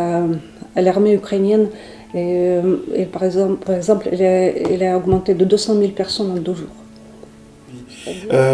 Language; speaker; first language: French; non-native, fluent; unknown